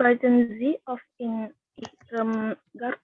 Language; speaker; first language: German; non-native, learner; Indonesian